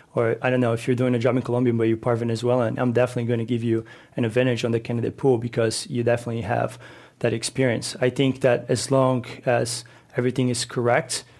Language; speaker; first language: English; non-native, fluent; Portuguese